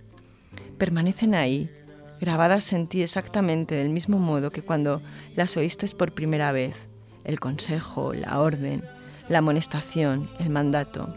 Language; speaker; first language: Spanish; native; Spanish